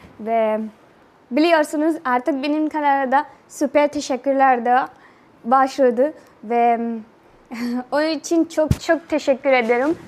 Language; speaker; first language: Turkish; non-native, learner; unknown